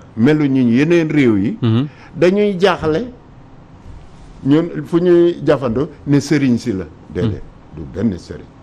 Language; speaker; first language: Wolof; non-native, local second language; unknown